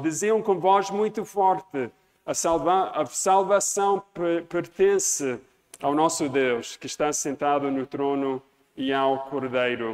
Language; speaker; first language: Portuguese; non-native, fluent; English